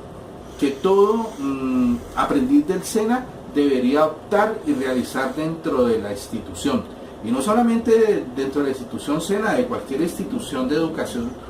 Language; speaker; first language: Spanish; native; Spanish